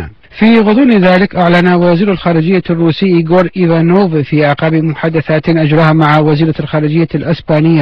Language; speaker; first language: Arabic; native; Arabic